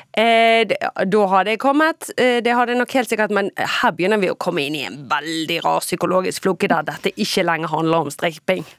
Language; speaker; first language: Norwegian; native; Norwegian